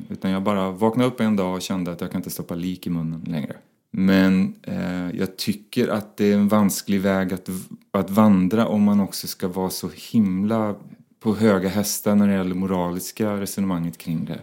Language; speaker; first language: Swedish; native; Swedish